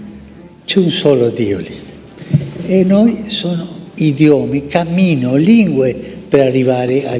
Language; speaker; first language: Italian; non-native, fluent; Spanish